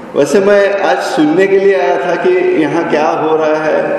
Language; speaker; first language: Hindi; non-native, local second language; Marathi